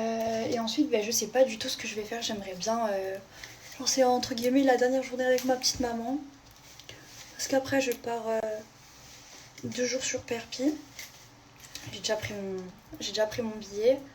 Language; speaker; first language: French; native; French